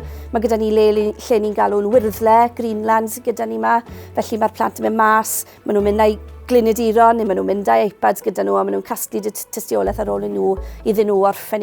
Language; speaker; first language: Welsh; native; Welsh